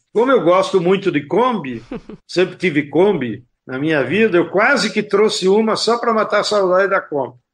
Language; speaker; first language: Portuguese; native; Portuguese